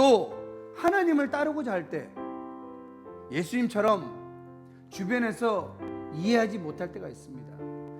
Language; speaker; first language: Korean; native; Korean